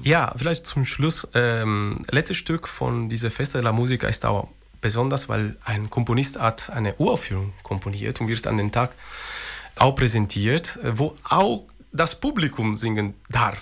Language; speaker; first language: German; non-native, fluent; Italian